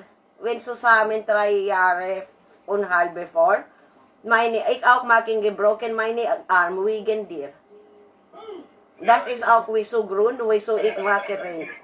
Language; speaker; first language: German; non-native, learner; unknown